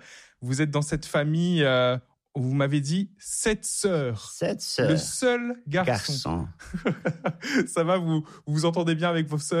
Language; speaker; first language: French; native; French